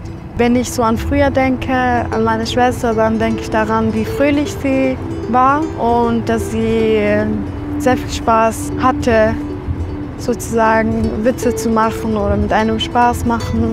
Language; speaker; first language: German; early bilingual, other home language; Kurdish